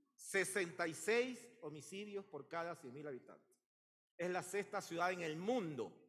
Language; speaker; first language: Spanish; native; Spanish